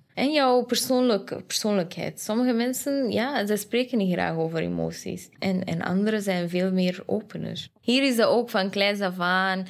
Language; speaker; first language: Dutch; non-native, fluent; Persian